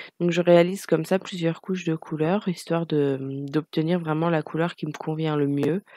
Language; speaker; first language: French; native; French